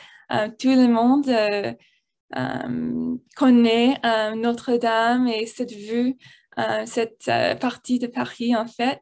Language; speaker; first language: French; non-native, learner; English